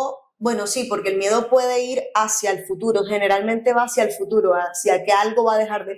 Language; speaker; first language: Spanish; native; Spanish